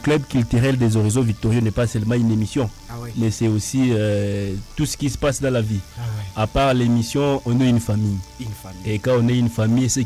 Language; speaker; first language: French; non-native, local second language; Nande